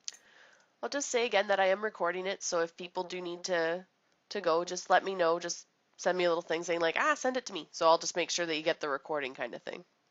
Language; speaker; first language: English; native; English